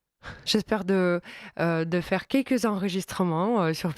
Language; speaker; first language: French; non-native, fluent; Russian